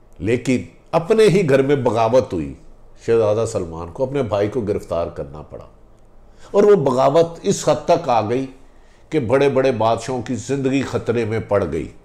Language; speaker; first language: Urdu; non-native, local second language; Punjabi